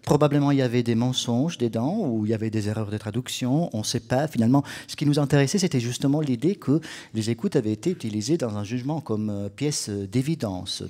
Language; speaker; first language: French; non-native, fluent; Italian